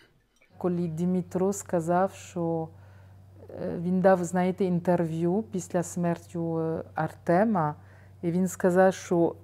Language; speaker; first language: Ukrainian; non-native, fluent; French